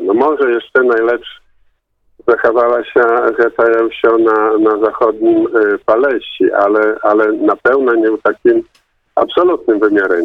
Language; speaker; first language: Polish; non-native, local second language; Belarusian